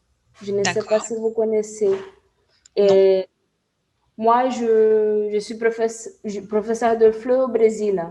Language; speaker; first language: French; non-native, fluent; Portuguese